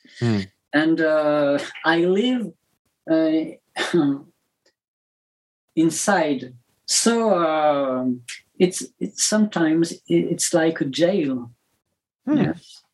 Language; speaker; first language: English; non-native, learner; French